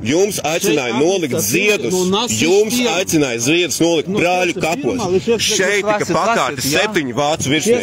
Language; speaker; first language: Latvian; native; Latvian